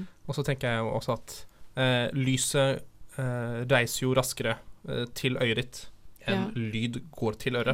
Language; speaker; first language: Norwegian; native; Norwegian